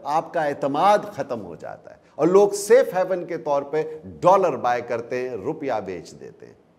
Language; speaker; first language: Urdu; native; Urdu